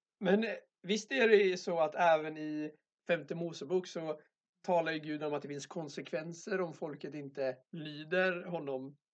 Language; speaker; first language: Swedish; native; Swedish